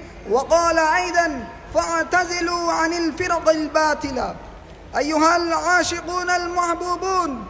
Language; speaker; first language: Arabic; non-native, learner; Bangla